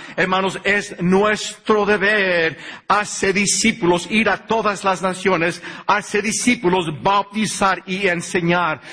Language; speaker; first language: Spanish; early bilingual, heritage; Spanish